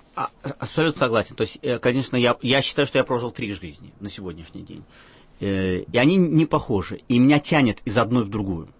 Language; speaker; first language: Russian; early bilingual, other home language; Arabic